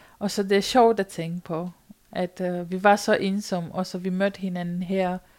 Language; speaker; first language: Danish; non-native, fluent; Romanian